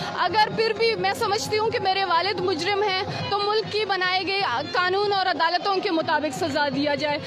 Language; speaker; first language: Urdu; non-native, local second language; Baluchi